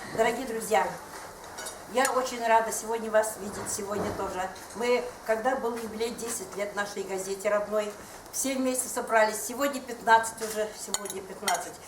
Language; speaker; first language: Russian; non-native, local second language; Udmurt